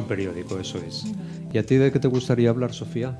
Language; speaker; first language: Spanish; native; Spanish